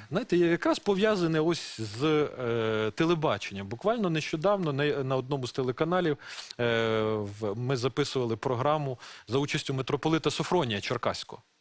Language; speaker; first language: Ukrainian; non-native, local second language; Russian